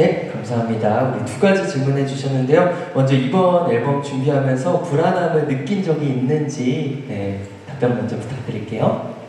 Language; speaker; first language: Korean; native; Korean